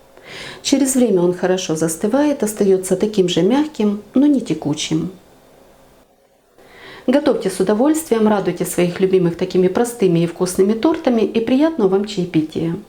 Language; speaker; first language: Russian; native; Russian